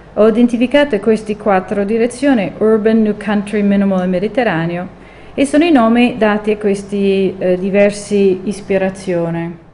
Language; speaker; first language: Italian; non-native, fluent; English